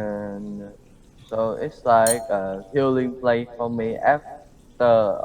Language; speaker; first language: English; non-native, learner; Vietnamese